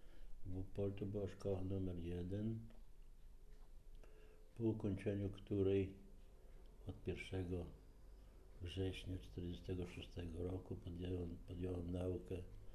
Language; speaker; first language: Polish; native; Polish